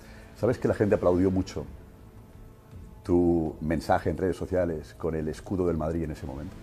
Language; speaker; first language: Spanish; native; Spanish